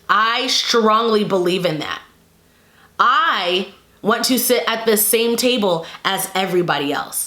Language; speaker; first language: English; native; English